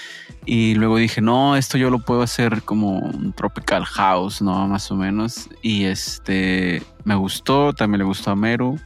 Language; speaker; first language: Spanish; native; Spanish